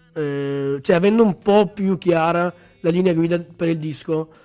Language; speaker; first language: Italian; native; Italian